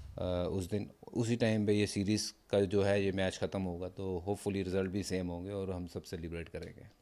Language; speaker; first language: Hindi; non-native, local second language; Punjabi